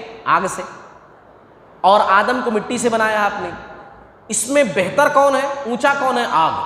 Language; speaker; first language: Urdu; native; Urdu